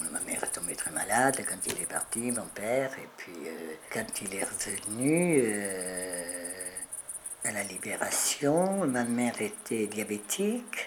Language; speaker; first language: French; early bilingual, other home language; Spanish